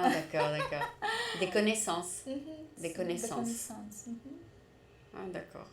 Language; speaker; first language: French; native; French